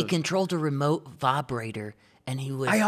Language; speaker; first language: English; native; English